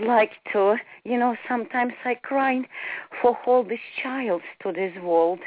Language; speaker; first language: English; non-native, learner; Ukrainian